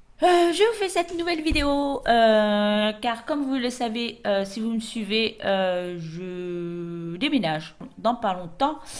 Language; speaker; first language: French; native; French